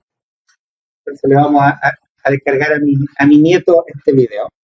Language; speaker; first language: Spanish; native; Spanish